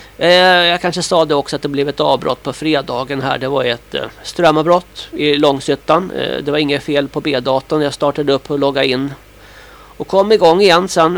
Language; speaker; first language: Swedish; native; Swedish